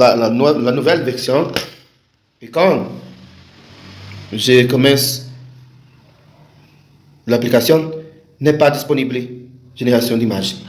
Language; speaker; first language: French; non-native, learner; Portuguese